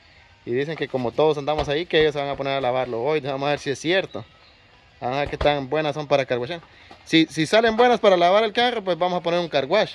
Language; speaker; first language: Spanish; native; Spanish